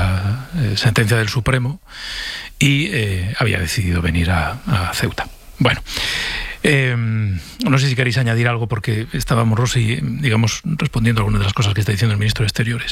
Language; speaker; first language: Spanish; native; Spanish